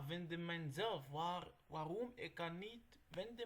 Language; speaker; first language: Dutch; non-native, learner; Arabic